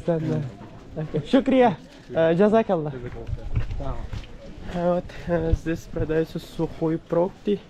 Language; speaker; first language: Russian; non-native, learner; Urdu